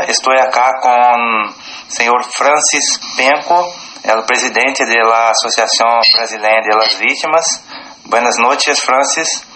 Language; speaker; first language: Spanish; non-native, learner; Portuguese